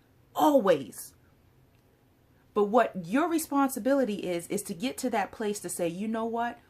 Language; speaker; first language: English; native; English